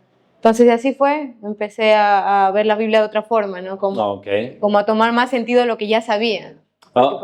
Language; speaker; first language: Spanish; native; Spanish